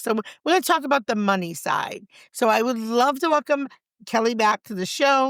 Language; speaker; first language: English; native; English